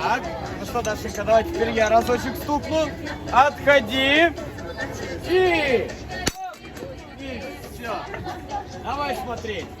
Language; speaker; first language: Russian; native; Russian